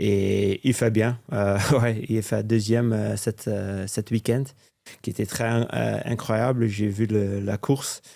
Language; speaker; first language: French; non-native, local second language; Dutch